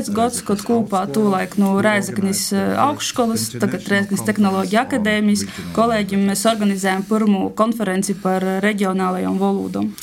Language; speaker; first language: Latvian; non-native, fluent; German